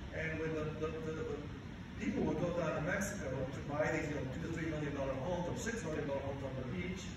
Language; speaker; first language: English; non-native, fluent; Spanish